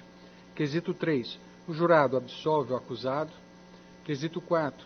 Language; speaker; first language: Portuguese; native; Portuguese